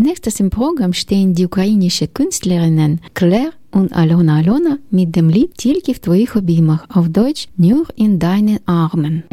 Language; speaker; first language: German; non-native, learner; Ukrainian